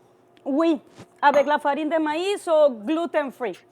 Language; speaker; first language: French; non-native, learner; Spanish